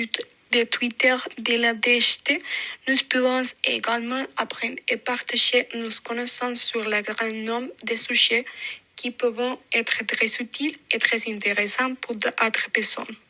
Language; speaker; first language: French; non-native, fluent; Spanish